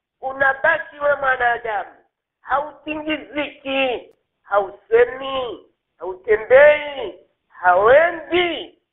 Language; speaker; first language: Swahili; non-native, local second language; Rundi